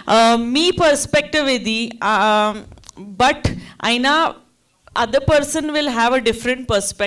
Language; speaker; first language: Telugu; non-native, learner; Hindi